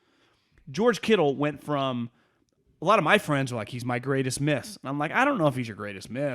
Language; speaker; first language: English; native; English